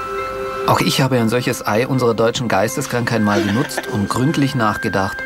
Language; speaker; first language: German; native; German